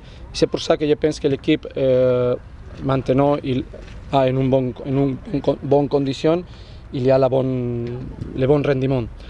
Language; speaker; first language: French; non-native, learner; Spanish